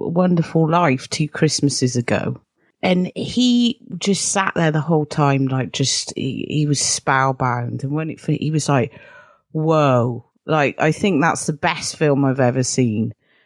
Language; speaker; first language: English; native; English